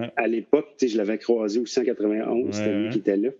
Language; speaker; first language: French; native; French